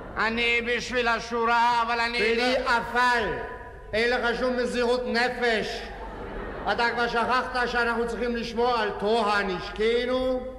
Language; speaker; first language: Hebrew; native; Hebrew